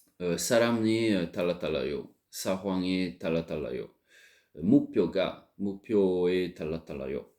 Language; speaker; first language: Korean; non-native, learner; French